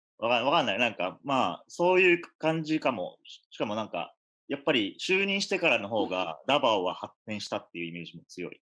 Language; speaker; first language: Japanese; early bilingual, other home language; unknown